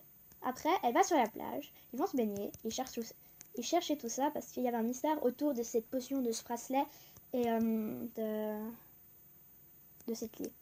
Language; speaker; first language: French; native; French